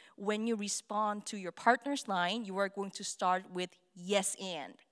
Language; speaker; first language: English; non-native, fluent; Korean